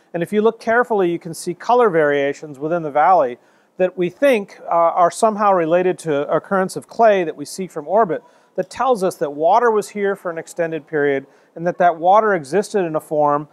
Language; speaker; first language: English; native; English